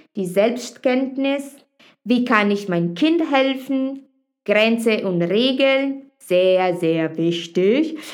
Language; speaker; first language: German; non-native, fluent; Italian